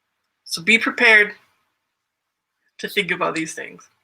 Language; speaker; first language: English; native; English